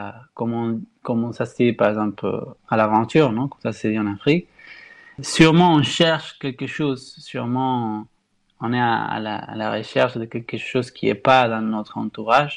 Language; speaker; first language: French; non-native, fluent; Spanish